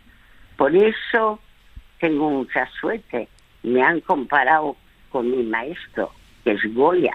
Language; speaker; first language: Spanish; early bilingual, other home language; French